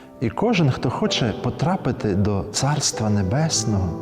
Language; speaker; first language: Ukrainian; native; Ukrainian